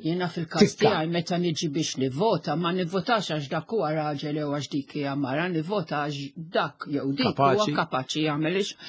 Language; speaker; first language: Maltese; non-native, local second language; English